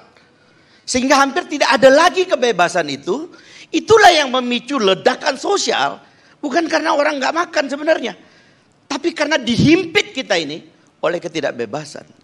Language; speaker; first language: Indonesian; native; Indonesian